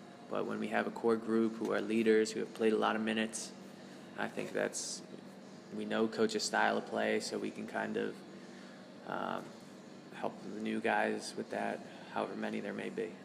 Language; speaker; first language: English; native; English